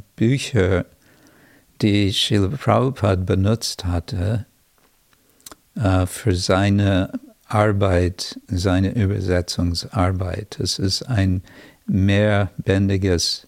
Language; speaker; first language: German; non-native, fluent; English